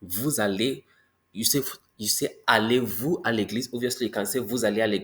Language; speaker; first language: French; non-native, fluent; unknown